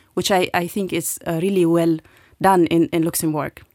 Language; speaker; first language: English; non-native, fluent; Arabic